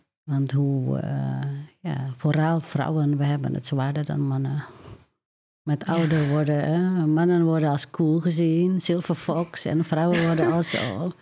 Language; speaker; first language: Dutch; non-native, fluent; Indonesian